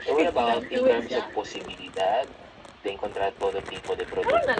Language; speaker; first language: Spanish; non-native, fluent; Filipino